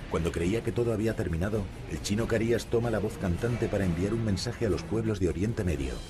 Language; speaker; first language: Spanish; native; Spanish